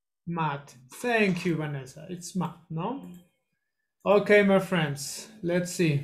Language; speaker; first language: English; non-native, learner; Spanish